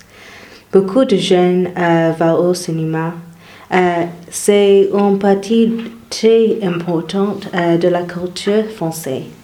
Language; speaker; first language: French; non-native, learner; English